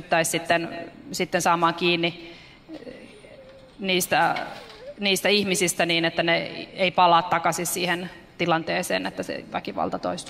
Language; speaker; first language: Finnish; native; Finnish